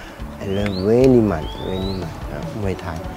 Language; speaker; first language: English; non-native, learner; Thai